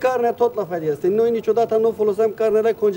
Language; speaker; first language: Romanian; non-native, learner; Turkish